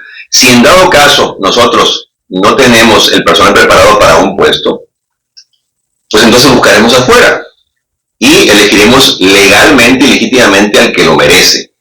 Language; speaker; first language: Spanish; native; Spanish